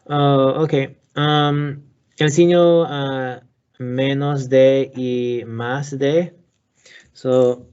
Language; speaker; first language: Spanish; non-native, learner; English